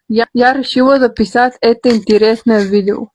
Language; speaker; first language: Russian; non-native, learner; Bulgarian